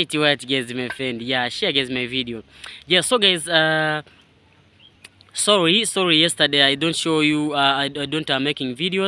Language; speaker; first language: English; non-native, learner; Swahili